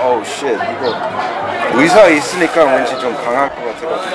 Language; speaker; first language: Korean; early bilingual, heritage; Korean